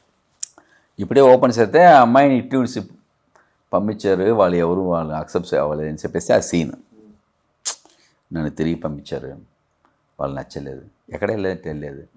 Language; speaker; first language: Telugu; non-native, learner; Tamil